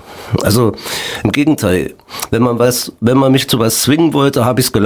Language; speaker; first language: German; native; German